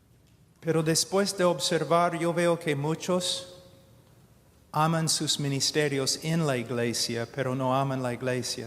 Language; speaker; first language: Spanish; non-native, fluent; English